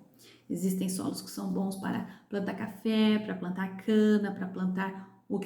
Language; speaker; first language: Portuguese; native; Portuguese